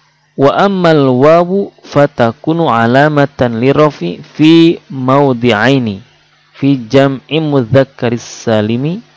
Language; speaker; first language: Arabic; non-native, fluent; Indonesian